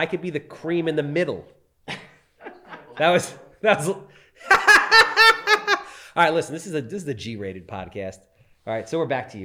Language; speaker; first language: English; native; English